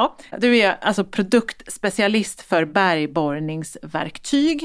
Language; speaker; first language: Swedish; native; Swedish